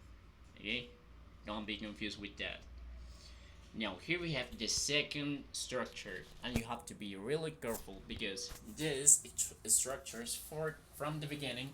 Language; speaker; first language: English; non-native, fluent; Spanish